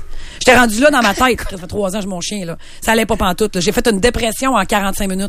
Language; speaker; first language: French; native; French